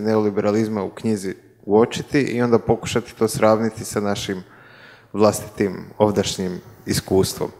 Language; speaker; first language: Croatian; native; Croatian